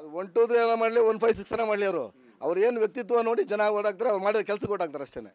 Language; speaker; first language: Kannada; native; Kannada